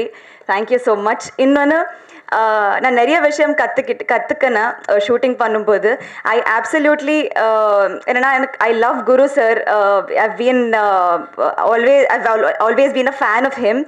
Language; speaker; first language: Tamil; non-native, learner; Telugu